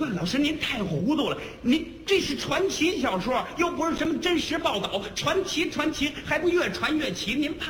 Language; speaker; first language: Chinese; native; Chinese